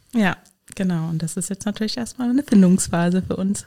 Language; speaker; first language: German; native; German